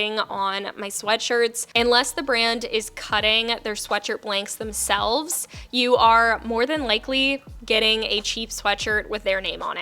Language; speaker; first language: English; native; English